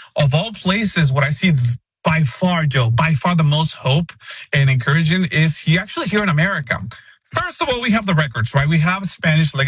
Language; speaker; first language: English; non-native, fluent; Spanish